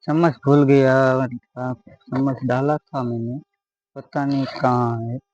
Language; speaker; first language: Hindi; non-native, local second language; Gujarati